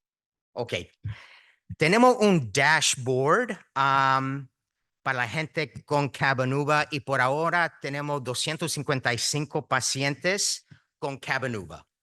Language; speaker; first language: Spanish; early bilingual, heritage; Spanish